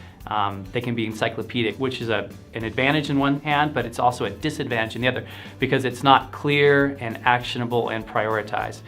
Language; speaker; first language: English; native; English